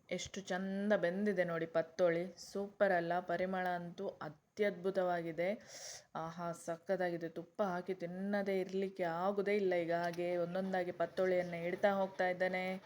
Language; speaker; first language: Kannada; non-native, local second language; Konkani